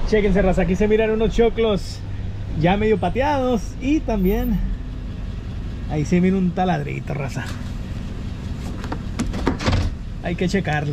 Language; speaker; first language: Spanish; native; Spanish